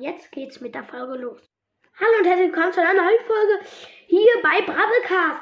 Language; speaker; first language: German; native; German